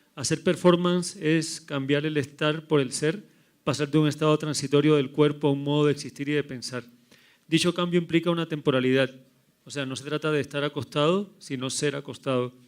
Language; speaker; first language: Spanish; native; Spanish